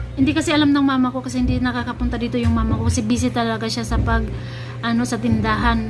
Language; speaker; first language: Filipino; non-native, local second language; Cebuano